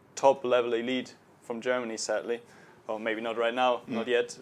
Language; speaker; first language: English; non-native, fluent; German